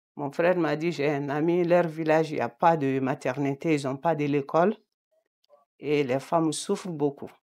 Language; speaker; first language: French; non-native, local second language; Bambara